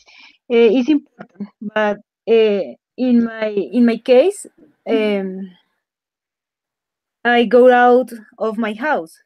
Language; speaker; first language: English; non-native, learner; Spanish